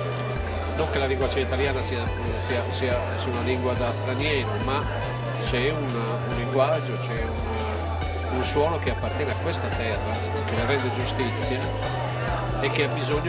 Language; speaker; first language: Italian; native; Italian